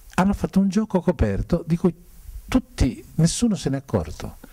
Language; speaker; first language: Italian; native; Italian